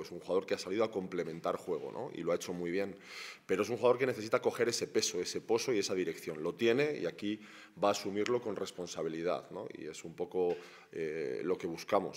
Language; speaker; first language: Spanish; native; Spanish